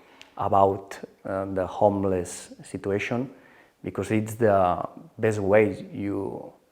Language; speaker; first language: English; non-native, learner; Spanish